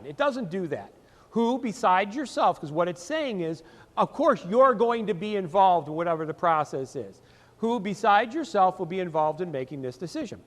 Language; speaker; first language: English; native; English